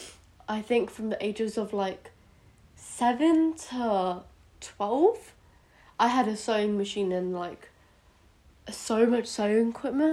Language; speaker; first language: English; native; English